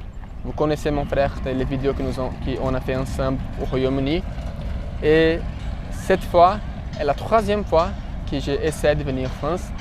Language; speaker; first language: French; non-native, learner; Portuguese